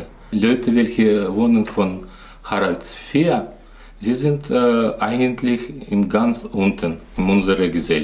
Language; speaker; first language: German; non-native, learner; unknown